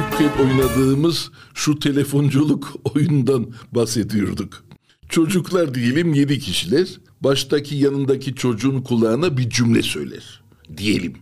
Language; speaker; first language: Turkish; non-native, local second language; Armenian